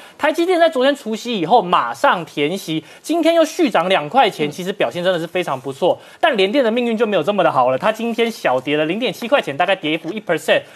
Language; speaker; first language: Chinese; native; Chinese